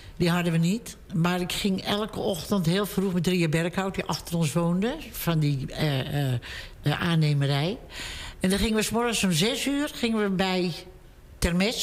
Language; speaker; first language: Dutch; native; Dutch